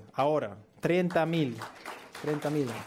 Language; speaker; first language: Spanish; non-native, learner; Russian